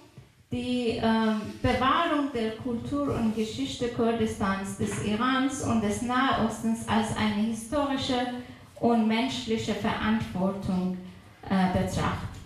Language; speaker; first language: German; non-native, fluent; Persian